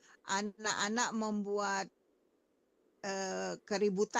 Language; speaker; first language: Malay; non-native, learner; Indonesian